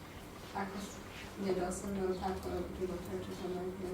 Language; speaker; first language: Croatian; non-native, learner; English